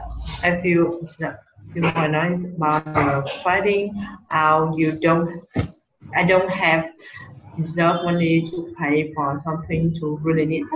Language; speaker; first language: English; non-native, learner; Vietnamese